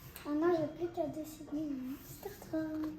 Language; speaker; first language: French; native; French